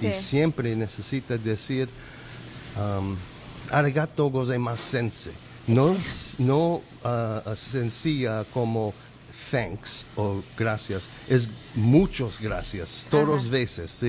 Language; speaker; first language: Spanish; non-native, learner; English